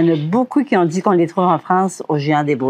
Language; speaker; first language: French; native; French